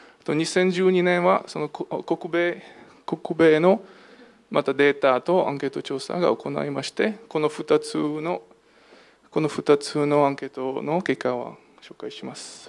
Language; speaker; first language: Japanese; non-native, fluent; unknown